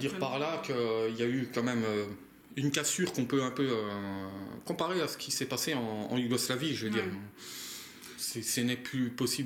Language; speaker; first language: French; native; French